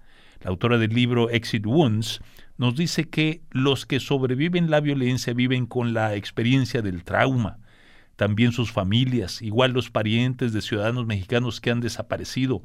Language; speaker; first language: Spanish; native; Spanish